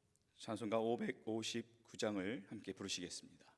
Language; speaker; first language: Korean; native; Korean